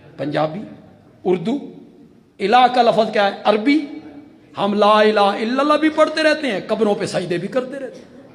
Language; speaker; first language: Urdu; non-native, local second language; Punjabi